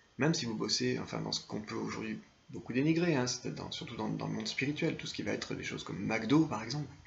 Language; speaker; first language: French; native; French